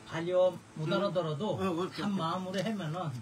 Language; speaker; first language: Korean; non-native, fluent; Bangla